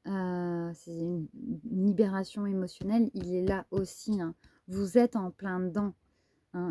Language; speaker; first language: French; native; French